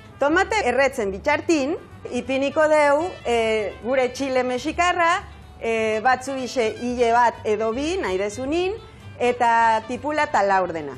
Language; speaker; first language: Basque; non-native, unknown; Spanish